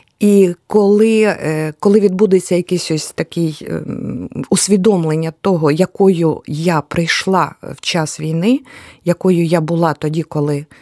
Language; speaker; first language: Ukrainian; native; Ukrainian